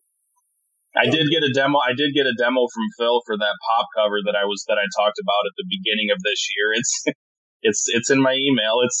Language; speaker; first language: English; native; English